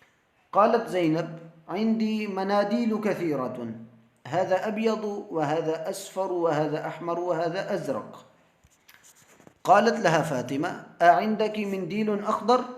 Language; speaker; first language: Arabic; non-native, fluent; Urdu